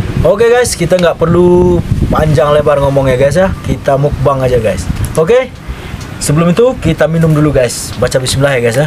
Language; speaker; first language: Indonesian; non-native, local second language; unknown